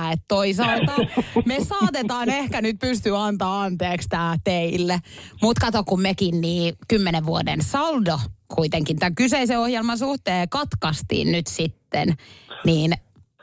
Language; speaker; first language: Finnish; native; Finnish